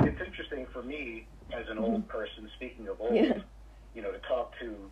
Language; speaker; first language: English; native; English